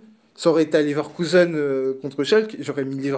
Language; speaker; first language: French; native; French